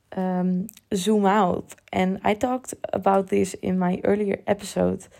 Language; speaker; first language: English; non-native, fluent; Dutch